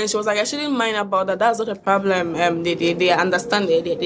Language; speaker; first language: English; non-native, local second language; Akan